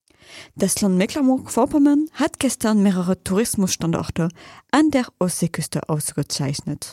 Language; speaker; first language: German; native; German